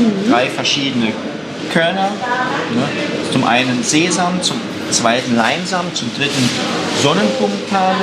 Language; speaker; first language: German; native; German